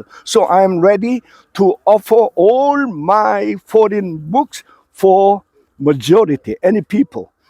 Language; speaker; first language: English; non-native, fluent; Korean